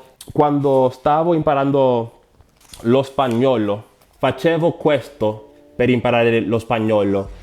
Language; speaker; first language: Italian; non-native, learner; Spanish